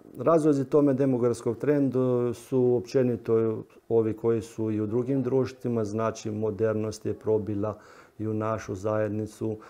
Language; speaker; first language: Croatian; early bilingual, heritage; Croatian